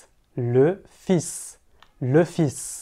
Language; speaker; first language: French; early bilingual, other home language; Sinhala